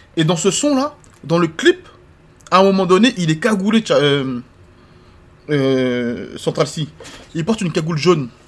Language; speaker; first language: French; native; French